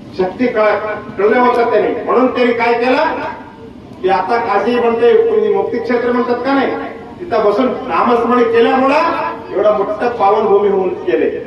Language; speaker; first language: Marathi; non-native, local second language; Kannada